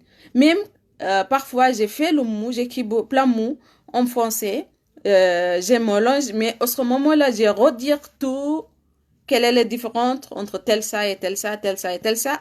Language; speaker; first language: French; non-native, learner; Arabic